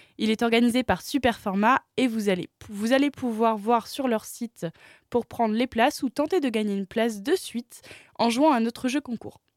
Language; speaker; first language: French; native; French